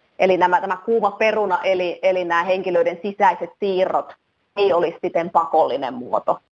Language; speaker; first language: Finnish; native; Finnish